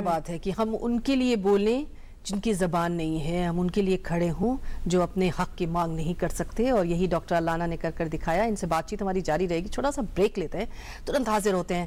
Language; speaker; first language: Hindi; native; Hindi